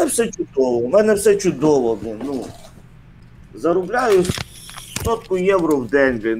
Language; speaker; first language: Ukrainian; native; Ukrainian